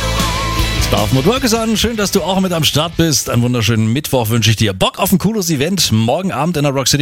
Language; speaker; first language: German; native; German